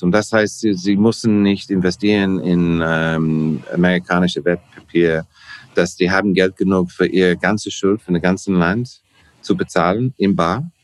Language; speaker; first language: German; non-native, learner; English